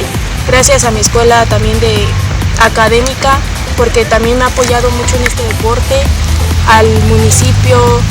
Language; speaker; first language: Spanish; native; Spanish